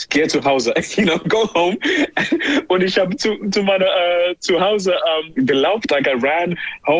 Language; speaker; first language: German; non-native, learner; English